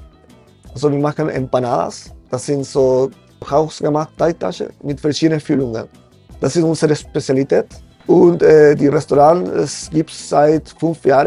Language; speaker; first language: German; non-native, fluent; Spanish